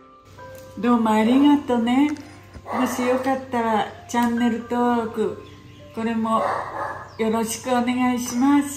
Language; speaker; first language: Japanese; early bilingual, heritage; Japanese